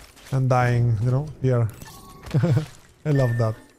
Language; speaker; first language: English; non-native, fluent; Spanish